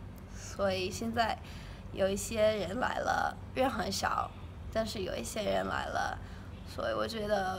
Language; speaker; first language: Chinese; non-native, learner; English